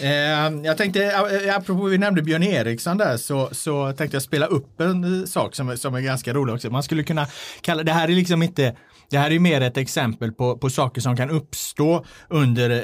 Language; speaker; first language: Swedish; native; Swedish